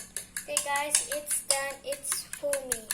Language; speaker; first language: English; non-native, learner; Indonesian